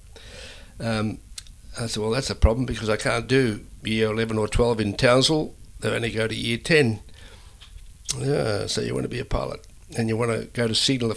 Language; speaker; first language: English; native; English